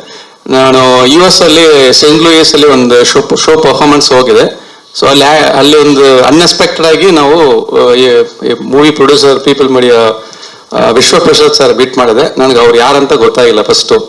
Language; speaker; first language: Kannada; non-native, learner; Tamil